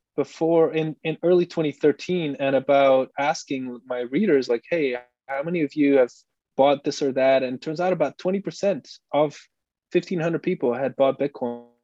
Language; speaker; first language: English; non-native, fluent; Dutch